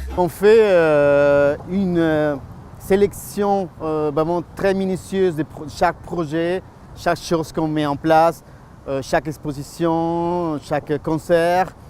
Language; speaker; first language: French; non-native, fluent; Spanish